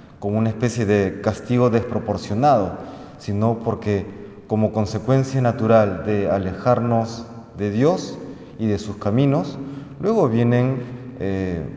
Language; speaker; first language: Spanish; native; Spanish